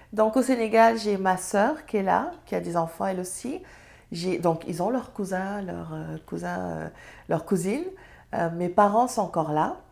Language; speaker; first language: French; non-native, local second language; Serer